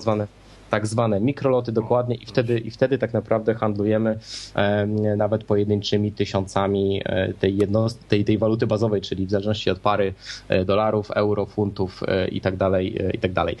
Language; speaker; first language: Polish; native; Polish